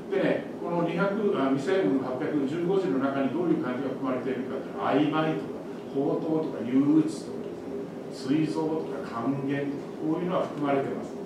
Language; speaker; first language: Japanese; native; Japanese